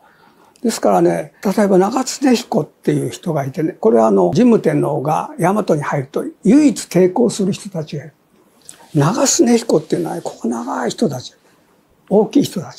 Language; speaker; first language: Japanese; native; Japanese